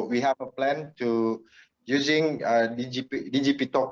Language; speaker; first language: English; non-native, learner; Indonesian